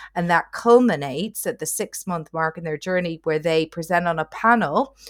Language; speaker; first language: English; native; English